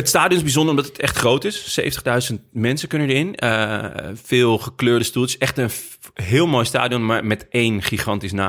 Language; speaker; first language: Dutch; native; Dutch